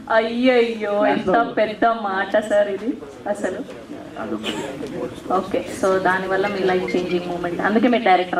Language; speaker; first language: Telugu; native; Telugu